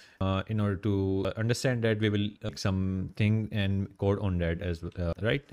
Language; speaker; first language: English; non-native, local second language; Urdu